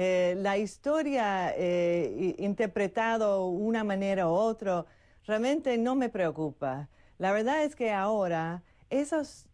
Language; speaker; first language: Spanish; non-native, fluent; English